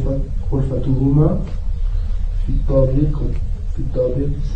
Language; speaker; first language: Arabic; non-native, learner; French